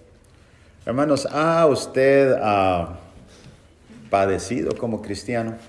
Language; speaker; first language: Spanish; native; Spanish